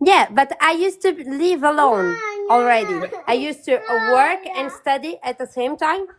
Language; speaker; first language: English; non-native, learner; Portuguese